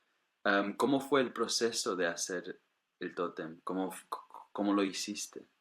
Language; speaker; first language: Spanish; non-native, fluent; English